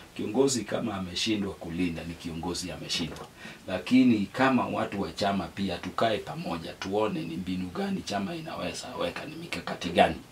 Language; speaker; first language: Swahili; non-native, local second language; Luo (Kenya and Tanzania)